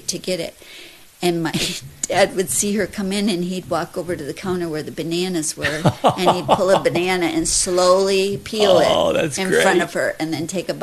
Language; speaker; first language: English; native; English